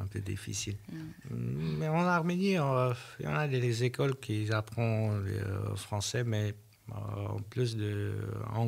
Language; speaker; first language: French; non-native, learner; Armenian